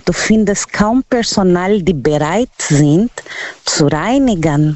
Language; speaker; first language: German; non-native, learner; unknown